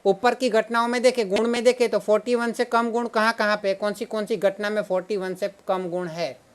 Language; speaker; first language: Hindi; non-native, local second language; Gujarati